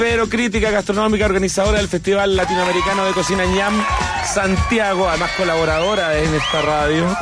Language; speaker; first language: Spanish; native; Spanish